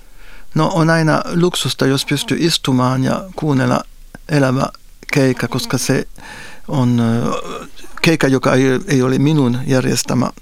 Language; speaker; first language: Finnish; non-native, fluent; French